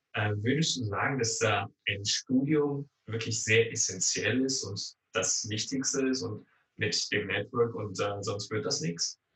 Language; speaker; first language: German; non-native, fluent; Chinese